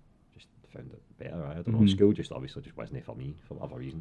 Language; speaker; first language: English; non-native, local second language; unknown